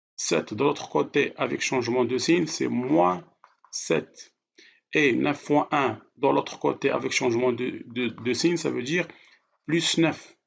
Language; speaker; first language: French; non-native, local second language; Arabic